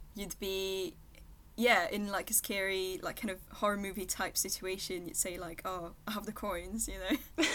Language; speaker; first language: English; non-native, fluent; French